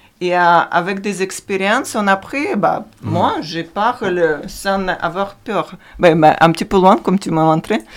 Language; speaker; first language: French; non-native, fluent; Ukrainian